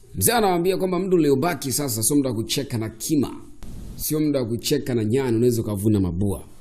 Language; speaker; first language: Swahili; native; Swahili